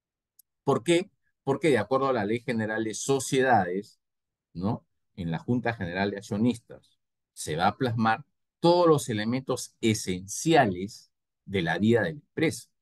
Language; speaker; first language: Spanish; native; Spanish